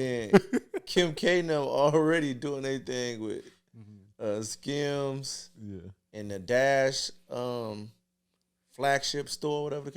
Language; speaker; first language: English; native; English